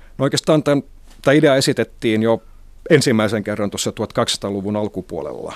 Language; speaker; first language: Finnish; non-native, local second language; Swedish